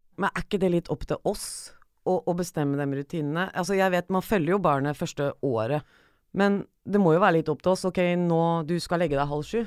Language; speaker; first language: Norwegian; native; Norwegian